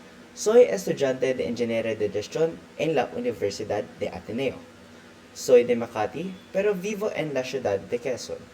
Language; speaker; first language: Spanish; non-native, learner; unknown